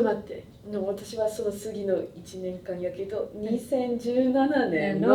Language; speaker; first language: Japanese; non-native, learner; English